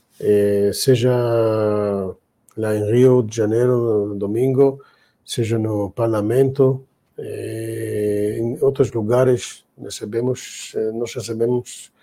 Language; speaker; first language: Portuguese; non-native, learner; Hebrew